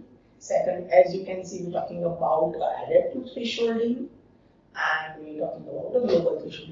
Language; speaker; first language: English; non-native, local second language; Gujarati